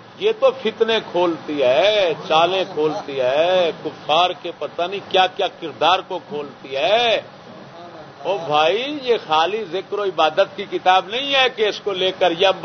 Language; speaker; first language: Urdu; non-native, local second language; Saraiki